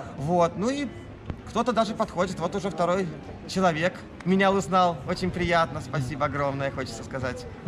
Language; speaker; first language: Russian; native; Russian